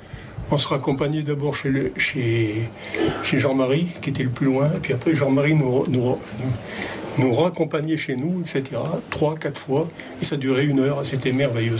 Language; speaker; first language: French; native; French